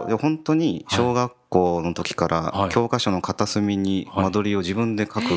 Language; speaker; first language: Japanese; native; Japanese